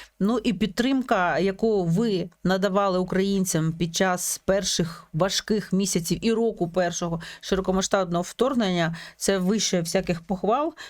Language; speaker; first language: Ukrainian; native; Ukrainian